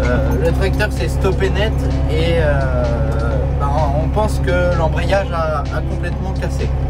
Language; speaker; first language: French; native; French